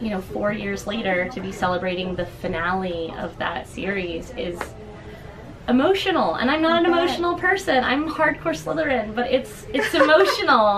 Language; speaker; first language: English; native; English